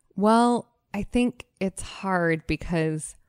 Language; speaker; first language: English; native; English